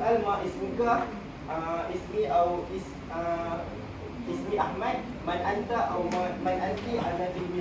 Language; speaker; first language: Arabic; non-native, learner; Malay